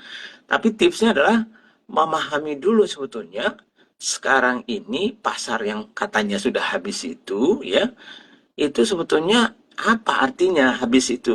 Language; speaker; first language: Indonesian; native; Indonesian